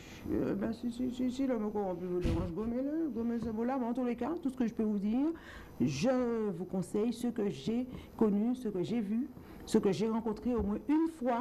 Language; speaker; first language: French; native; French